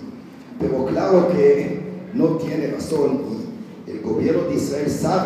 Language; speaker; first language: Spanish; non-native, fluent; Hebrew